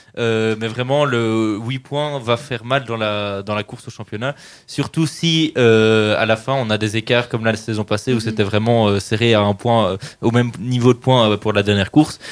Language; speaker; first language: French; native; French